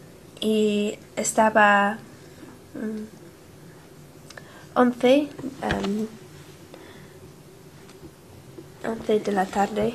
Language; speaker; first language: Spanish; non-native, learner; English